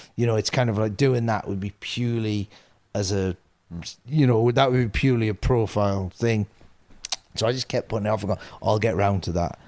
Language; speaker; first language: English; native; English